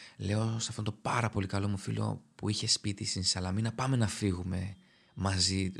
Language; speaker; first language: Greek; early bilingual, other home language; Albanian